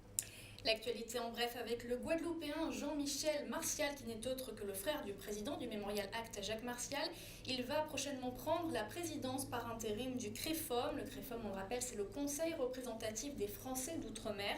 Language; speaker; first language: French; native; French